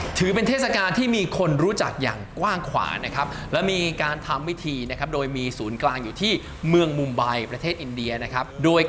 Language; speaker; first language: Thai; native; Thai